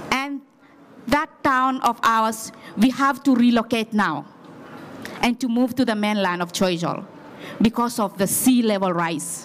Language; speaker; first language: English; non-native, fluent; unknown